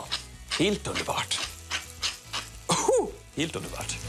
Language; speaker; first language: Swedish; non-native, learner; English